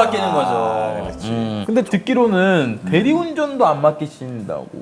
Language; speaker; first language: Korean; native; Korean